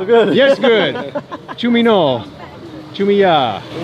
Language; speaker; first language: English; native; English